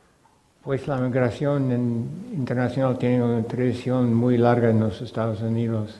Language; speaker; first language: Spanish; non-native, fluent; English